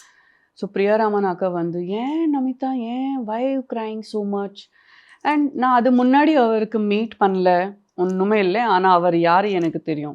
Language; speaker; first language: Tamil; non-native, local second language; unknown